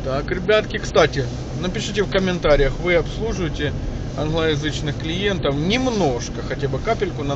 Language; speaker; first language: Russian; native; Russian